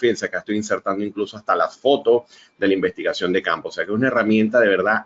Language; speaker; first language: Spanish; native; Spanish